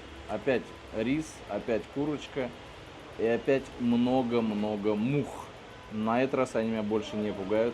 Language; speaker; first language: Russian; native; Russian